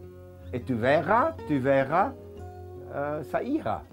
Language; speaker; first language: French; non-native, local second language; German